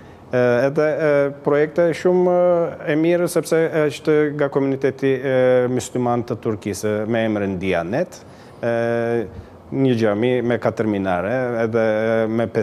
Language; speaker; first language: Albanian; early bilingual, heritage; Albanian